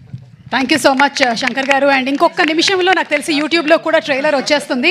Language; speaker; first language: Telugu; native; Telugu